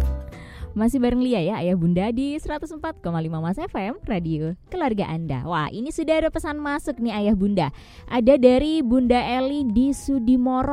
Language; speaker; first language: Indonesian; native; Indonesian